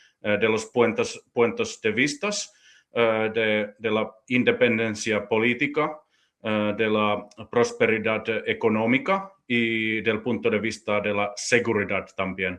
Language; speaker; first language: Spanish; non-native, fluent; Finnish